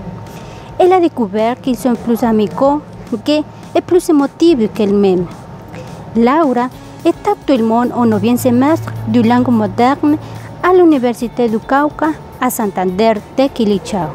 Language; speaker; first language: French; non-native, learner; Spanish